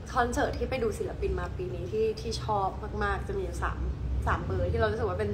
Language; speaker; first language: Thai; early bilingual, heritage; Thai